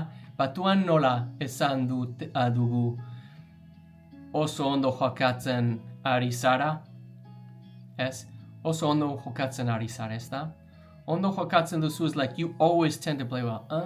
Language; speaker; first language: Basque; non-native, learner; English